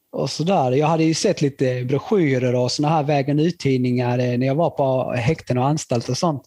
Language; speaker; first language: Swedish; early bilingual, other home language; Spanish